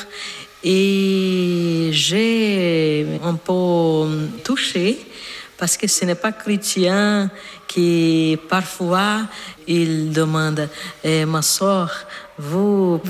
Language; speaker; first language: French; non-native, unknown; Portuguese